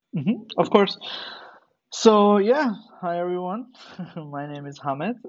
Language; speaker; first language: English; non-native, fluent; German